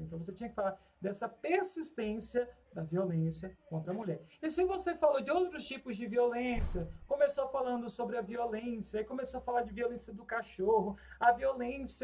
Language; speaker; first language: Portuguese; native; Portuguese